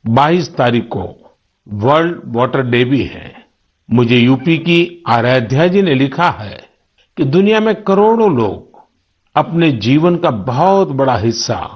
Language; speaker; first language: Hindi; non-native, local second language; Gujarati